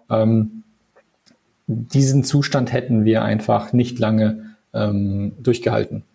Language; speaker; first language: German; non-native, fluent; English